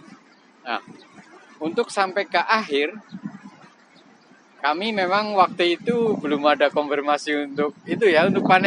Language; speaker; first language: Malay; non-native, local second language; Javanese